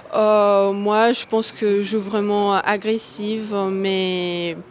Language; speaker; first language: French; non-native, fluent; Russian